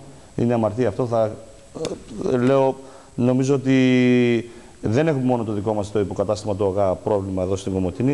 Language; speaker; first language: Greek; native; Greek